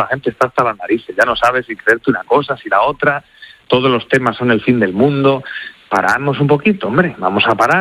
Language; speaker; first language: Spanish; native; Spanish